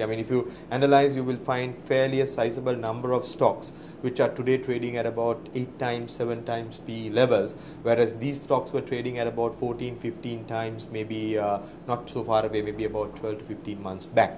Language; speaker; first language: English; non-native, local second language; Sinhala